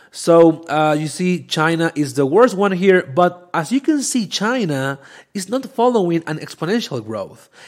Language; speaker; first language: English; non-native, fluent; Spanish